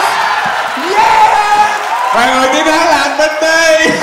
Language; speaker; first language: Vietnamese; native; Vietnamese